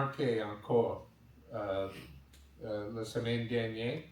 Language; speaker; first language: French; non-native, learner; English